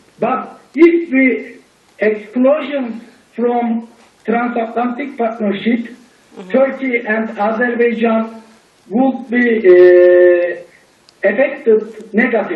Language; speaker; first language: English; non-native, learner; Turkish